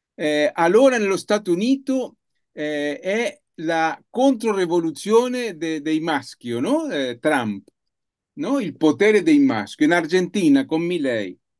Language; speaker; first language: Italian; non-native, learner; Spanish